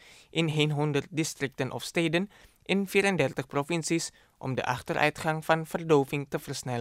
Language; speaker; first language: Dutch; non-native, fluent; Indonesian